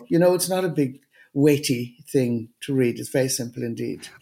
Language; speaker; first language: English; native; English